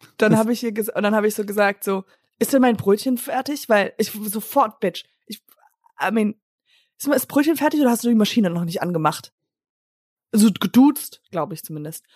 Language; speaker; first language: German; early bilingual, other home language; English